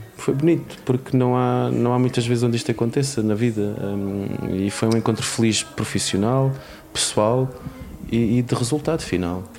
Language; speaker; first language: Portuguese; native; Portuguese